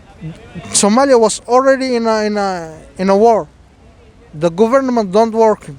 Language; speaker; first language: English; non-native, fluent; Somali